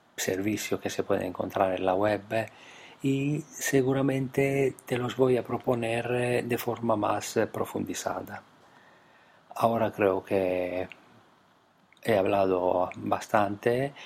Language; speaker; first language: Spanish; non-native, fluent; Italian